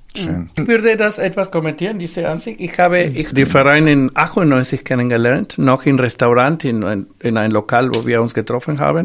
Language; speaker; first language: German; non-native, fluent; Spanish